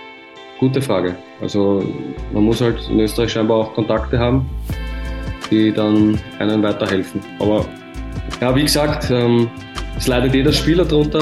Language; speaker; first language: German; native; German